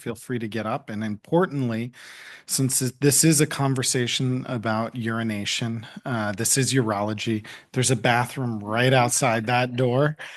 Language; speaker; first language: English; native; English